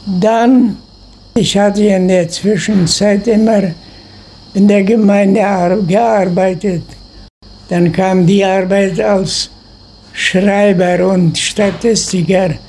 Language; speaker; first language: German; non-native, local second language; Low German